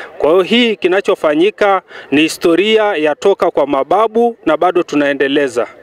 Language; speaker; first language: Swahili; non-native, local second language; Masai